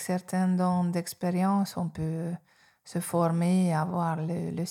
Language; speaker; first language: French; non-native, fluent; Hungarian